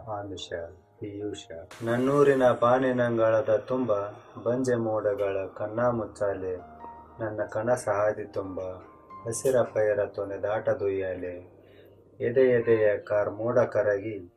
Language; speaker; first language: Kannada; native; Kannada